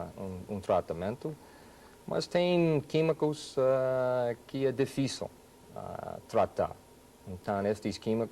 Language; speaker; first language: Portuguese; non-native, fluent; English